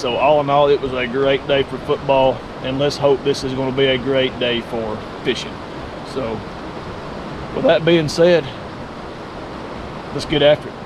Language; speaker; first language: English; native; English